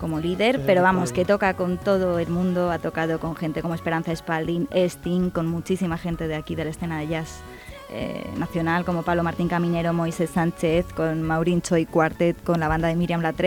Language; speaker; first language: Spanish; native; Spanish